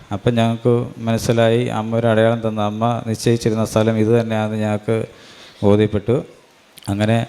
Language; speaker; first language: Malayalam; native; Malayalam